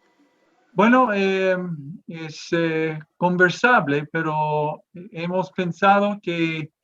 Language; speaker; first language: Spanish; non-native, fluent; English